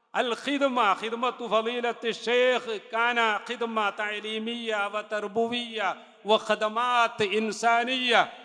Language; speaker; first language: Arabic; non-native, fluent; Malayalam